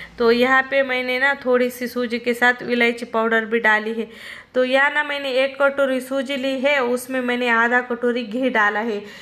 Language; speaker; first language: Hindi; non-native, local second language; Marathi